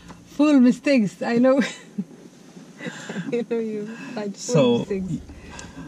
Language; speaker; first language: English; non-native, learner; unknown